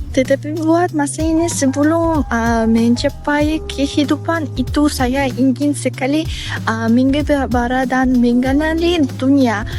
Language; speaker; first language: Malay; non-native, learner; Uzbek